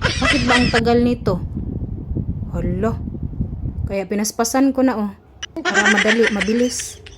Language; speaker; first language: Filipino; non-native, local second language; Cebuano